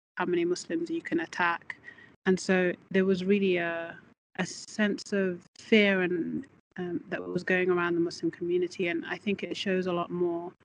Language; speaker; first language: English; native; English